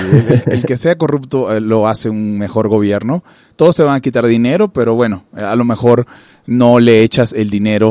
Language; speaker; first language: Spanish; native; Spanish